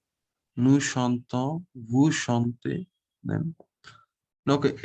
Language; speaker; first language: French; non-native, fluent; Bangla